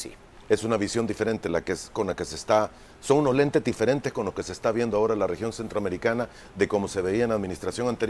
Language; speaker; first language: Spanish; native; Spanish